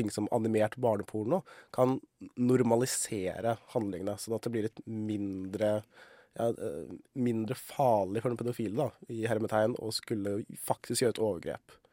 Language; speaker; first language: Norwegian; native; Norwegian